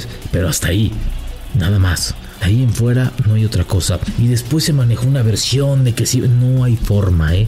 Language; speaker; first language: Spanish; native; Spanish